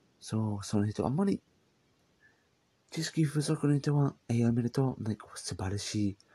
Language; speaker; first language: Japanese; non-native, learner; English